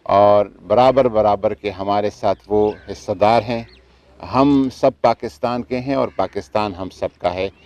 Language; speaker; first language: Urdu; non-native, local second language; Pashto